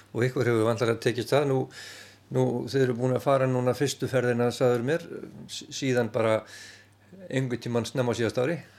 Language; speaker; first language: Icelandic; native; Icelandic